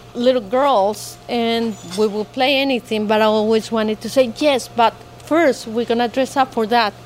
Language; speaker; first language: English; non-native, fluent; Spanish